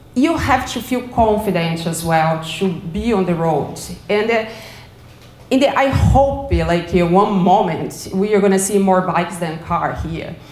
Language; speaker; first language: English; non-native, learner; Portuguese